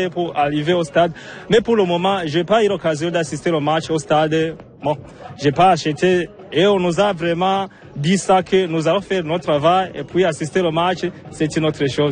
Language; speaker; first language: French; non-native, local second language; Rundi